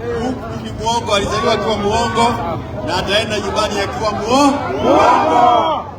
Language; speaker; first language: Swahili; non-native, local second language; Gusii